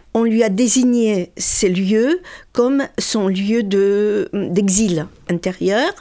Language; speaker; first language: French; non-native, fluent; Russian